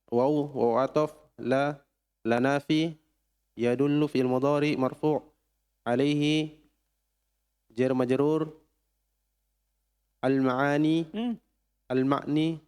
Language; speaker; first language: Arabic; non-native, learner; Indonesian